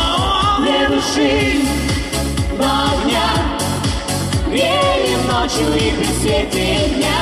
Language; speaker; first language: Russian; native; Russian